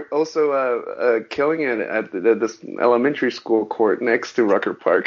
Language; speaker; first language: English; early bilingual, other home language; Chinese